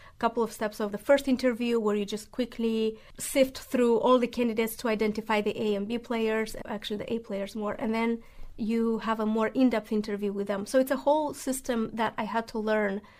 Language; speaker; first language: English; non-native, fluent; Romanian